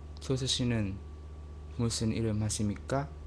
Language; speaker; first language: Korean; non-native, learner; Indonesian